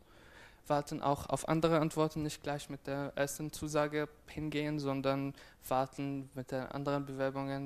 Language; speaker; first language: German; non-native, fluent; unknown